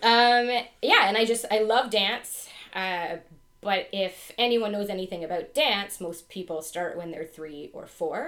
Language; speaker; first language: English; native; English